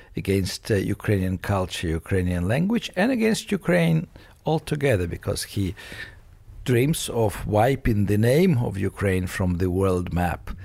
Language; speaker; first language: English; non-native, fluent; Russian